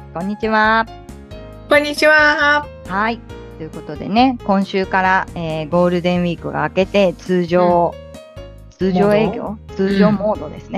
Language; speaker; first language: Japanese; native; Japanese